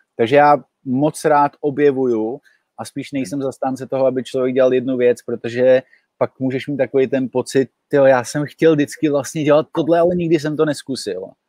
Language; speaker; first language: Czech; native; Czech